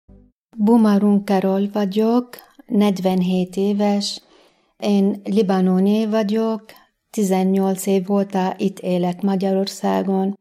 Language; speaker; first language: Hungarian; non-native, learner; Arabic